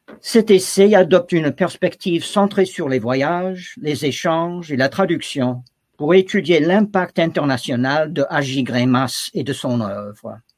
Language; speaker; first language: French; non-native, fluent; English